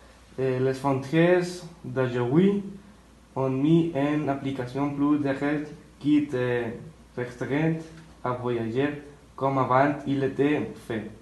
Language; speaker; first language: French; non-native, learner; Spanish